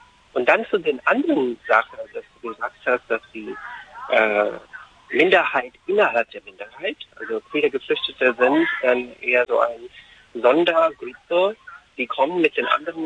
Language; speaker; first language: German; non-native, fluent; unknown